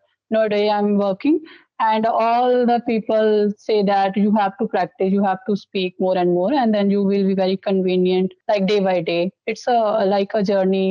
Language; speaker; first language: English; non-native, local second language; Dogri